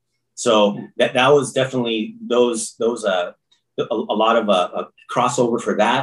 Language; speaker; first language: English; early bilingual, other home language; Croatian